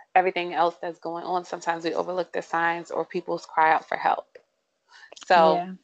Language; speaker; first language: English; native; English